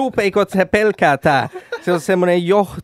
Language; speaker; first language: Finnish; non-native, local second language; Swedish